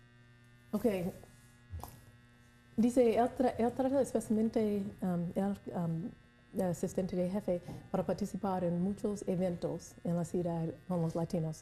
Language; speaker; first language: Spanish; non-native, learner; English